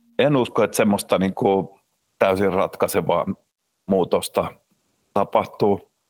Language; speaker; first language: Finnish; native; Finnish